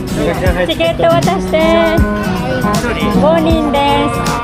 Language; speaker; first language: Japanese; non-native, fluent; Filipino